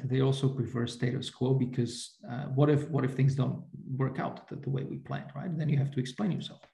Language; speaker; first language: English; non-native, fluent; Slovak